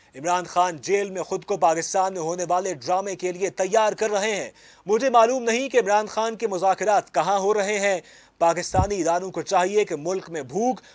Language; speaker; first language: Urdu; native; Urdu